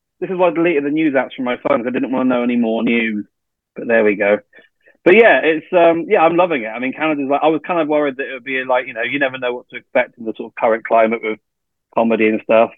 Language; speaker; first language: English; native; English